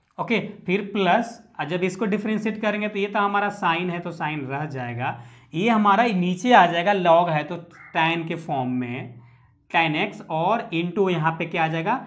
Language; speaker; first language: Hindi; native; Hindi